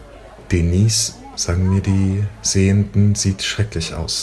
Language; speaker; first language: German; native; German